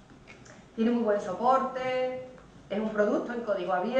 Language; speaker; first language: Spanish; native; Spanish